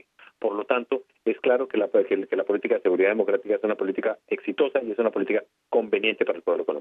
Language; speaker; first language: Spanish; native; Spanish